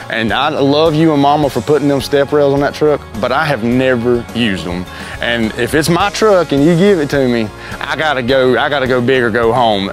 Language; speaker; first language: English; native; English